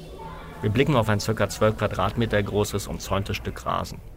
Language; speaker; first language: German; native; German